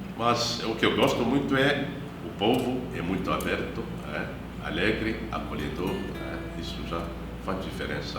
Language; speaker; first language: Portuguese; non-native, fluent; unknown